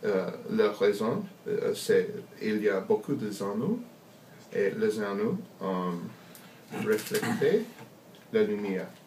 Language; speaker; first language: French; non-native, learner; English